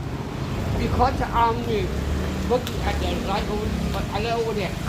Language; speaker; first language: English; non-native, learner; Thai